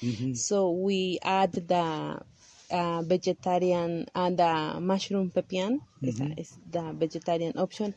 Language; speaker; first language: English; non-native, local second language; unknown